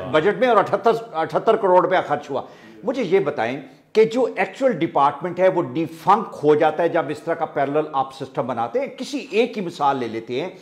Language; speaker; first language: Urdu; native; Urdu